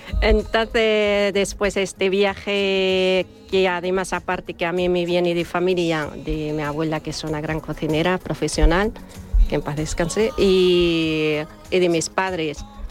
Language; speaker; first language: Spanish; non-native, fluent; German